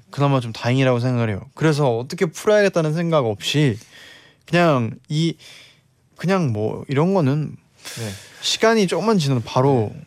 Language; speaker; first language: Korean; native; Korean